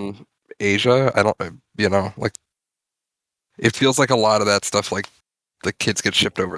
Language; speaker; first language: English; native; English